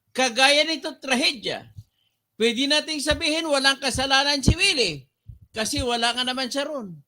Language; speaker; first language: Filipino; non-native, local second language; Cebuano